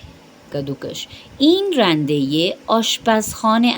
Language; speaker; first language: Persian; non-native, fluent; Urdu